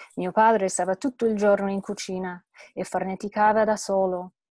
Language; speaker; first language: Italian; non-native, fluent; English